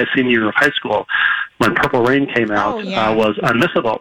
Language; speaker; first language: English; native; English